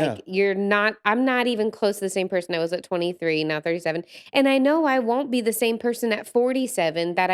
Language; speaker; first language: English; native; English